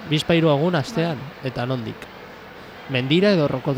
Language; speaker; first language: Basque; native; Basque